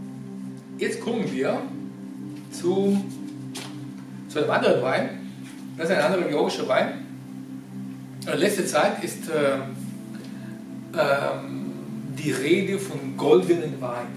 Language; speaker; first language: German; non-native, fluent; Georgian